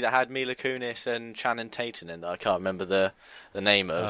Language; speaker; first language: English; native; English